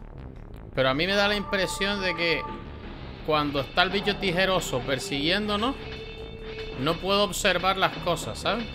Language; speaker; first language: Spanish; native; Spanish